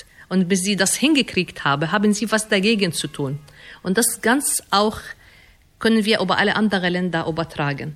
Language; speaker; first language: German; non-native, fluent; Arabic